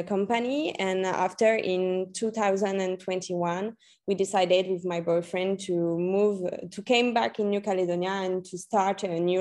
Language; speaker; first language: English; non-native, learner; French